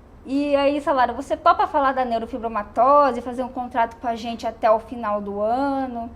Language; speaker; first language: Portuguese; native; Portuguese